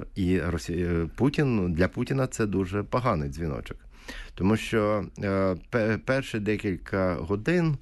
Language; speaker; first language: Ukrainian; native; Ukrainian